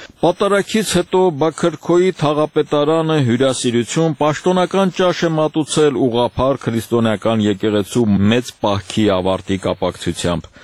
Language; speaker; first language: Armenian; native; Armenian